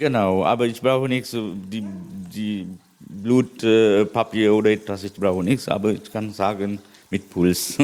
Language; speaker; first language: German; non-native, learner; Sinhala